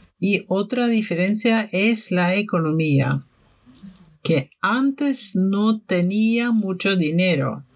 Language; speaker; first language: Spanish; non-native, fluent; Norwegian